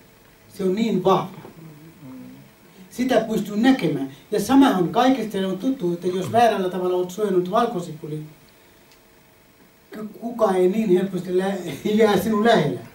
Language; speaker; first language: Finnish; non-native, fluent; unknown